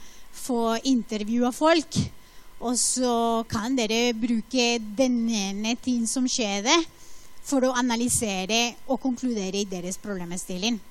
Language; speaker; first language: Norwegian; non-native, fluent; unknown